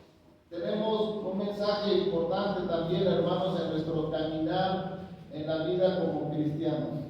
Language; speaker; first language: Spanish; native; Spanish